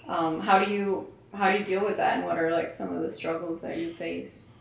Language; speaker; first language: English; non-native, fluent; Portuguese